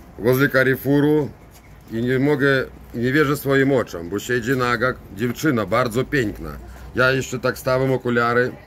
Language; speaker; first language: Polish; non-native, learner; Russian